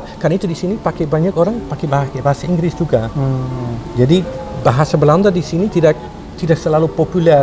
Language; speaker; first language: Indonesian; non-native, fluent; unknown